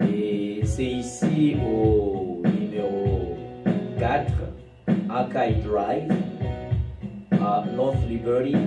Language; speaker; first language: French; non-native, local second language; Lingala